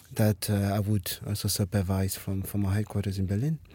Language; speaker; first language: English; non-native, fluent; French